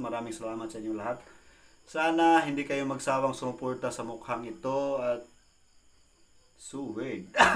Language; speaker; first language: Filipino; non-native, local second language; Cebuano